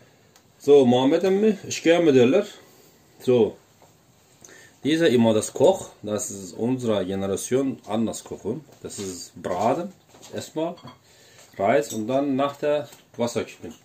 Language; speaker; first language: German; non-native, learner; Turkish